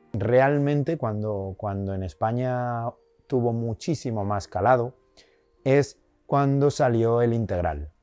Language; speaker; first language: Spanish; native; Spanish